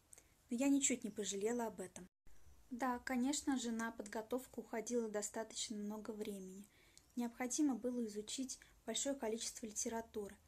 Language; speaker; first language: Russian; native; Russian